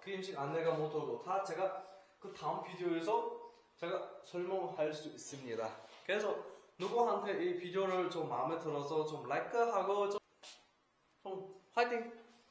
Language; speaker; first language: Korean; non-native, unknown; Uzbek